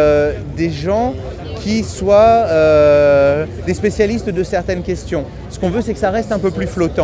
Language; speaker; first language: French; native; French